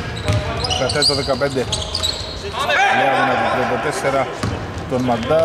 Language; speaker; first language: Greek; native; Greek